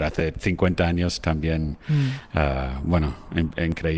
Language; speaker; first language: Spanish; non-native, fluent; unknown